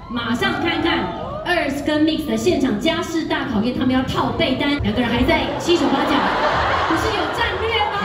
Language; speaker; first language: Chinese; native; Chinese